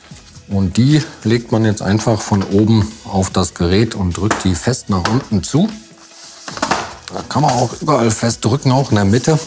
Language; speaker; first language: German; native; German